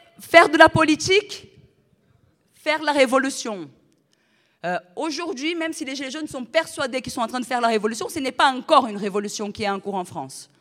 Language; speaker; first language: French; non-native, fluent; Portuguese